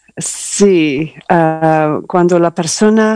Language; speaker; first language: Spanish; non-native, learner; English